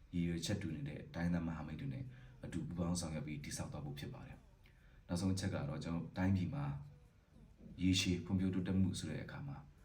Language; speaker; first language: Burmese; non-native, local second language; Pa'o Karen